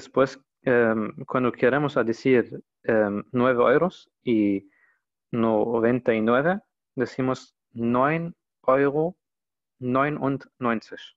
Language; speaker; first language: Spanish; non-native, learner; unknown